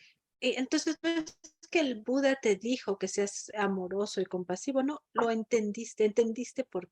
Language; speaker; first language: Spanish; native; Spanish